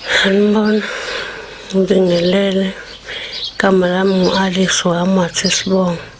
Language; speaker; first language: Zulu; native; Zulu